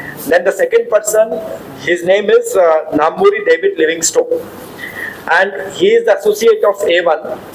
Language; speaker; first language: English; non-native, local second language; Telugu